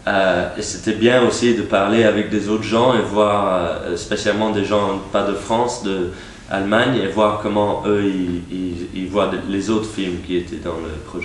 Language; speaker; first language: French; non-native, learner; English